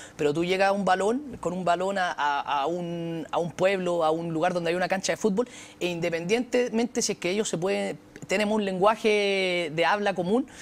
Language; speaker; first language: Spanish; native; Spanish